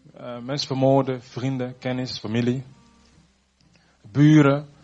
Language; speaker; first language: Dutch; non-native, fluent; Rundi